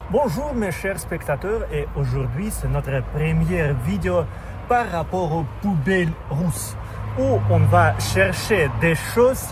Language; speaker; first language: French; non-native, fluent; Russian